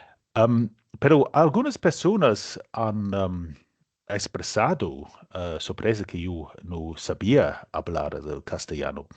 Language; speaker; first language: Spanish; non-native, learner; English